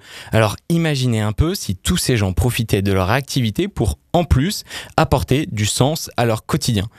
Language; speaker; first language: French; native; French